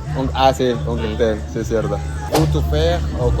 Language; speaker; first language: French; non-native, learner; Spanish